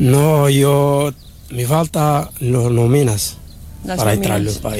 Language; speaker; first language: Spanish; non-native, learner; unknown